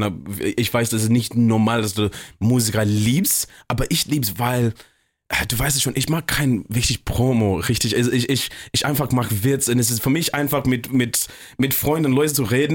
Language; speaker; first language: German; non-native, fluent; English